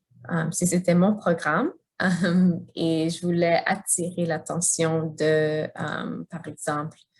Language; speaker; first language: French; non-native, fluent; English